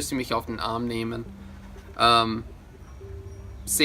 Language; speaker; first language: German; non-native, fluent; English